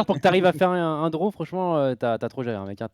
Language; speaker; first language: French; native; French